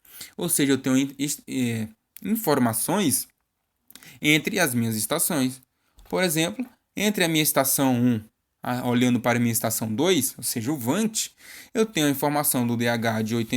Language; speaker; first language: Portuguese; native; Portuguese